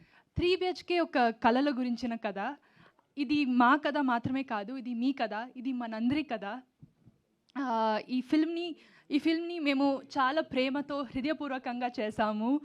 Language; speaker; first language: Telugu; non-native, learner; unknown